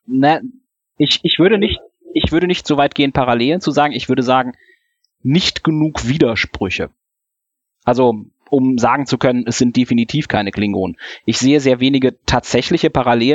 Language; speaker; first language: German; native; German